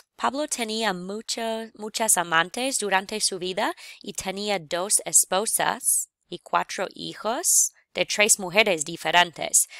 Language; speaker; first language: Spanish; non-native, fluent; English